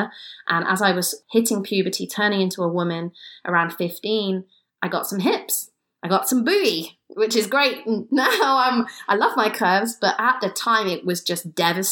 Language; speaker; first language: English; native; English